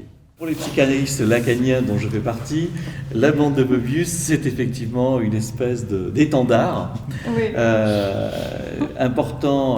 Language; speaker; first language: French; native; French